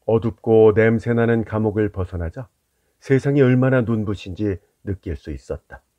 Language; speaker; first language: Korean; native; Korean